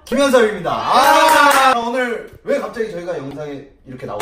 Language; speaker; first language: Korean; native; Korean